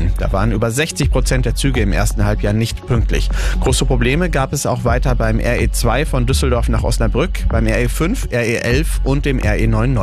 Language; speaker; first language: German; native; German